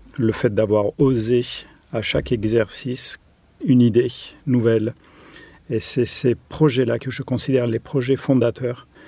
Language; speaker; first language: French; non-native, fluent; German